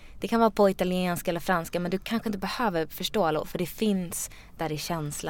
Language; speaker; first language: Swedish; non-native, learner; English